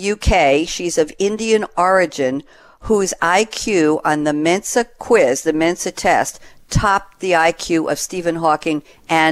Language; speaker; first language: English; native; English